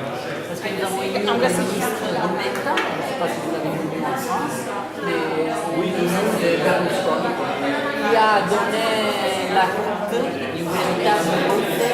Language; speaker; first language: French; non-native, learner; Italian